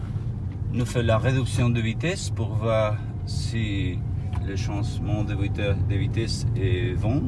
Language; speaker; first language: French; non-native, learner; Spanish